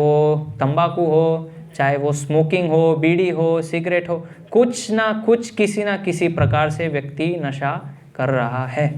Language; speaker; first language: Hindi; native; Hindi